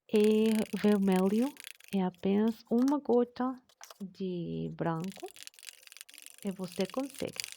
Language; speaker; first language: Portuguese; non-native, learner; Spanish